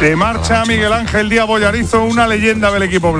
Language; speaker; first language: Spanish; native; Spanish